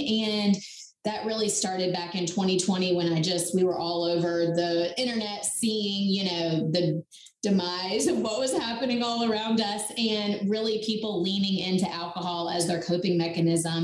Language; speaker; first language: English; native; English